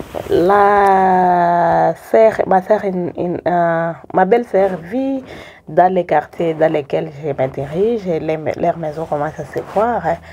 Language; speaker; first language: French; non-native, local second language; Swahili